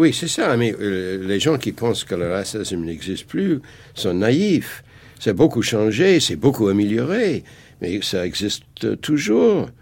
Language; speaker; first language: French; non-native, fluent; English